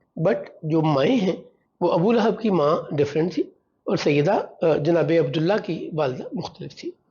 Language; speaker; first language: Urdu; non-native, local second language; Punjabi